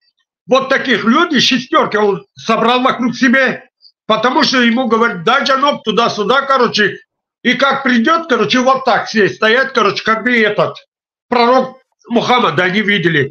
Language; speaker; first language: Russian; non-native, fluent; Tajik